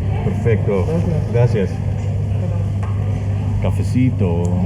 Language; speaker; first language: Spanish; non-native, learner; Dutch